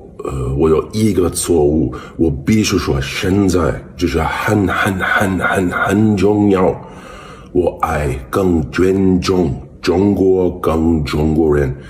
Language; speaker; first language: Chinese; non-native, learner; English